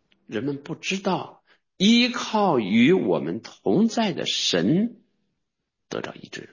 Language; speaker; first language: Chinese; native; Chinese